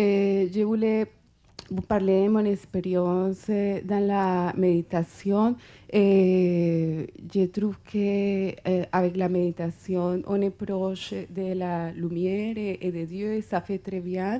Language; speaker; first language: French; non-native, fluent; Spanish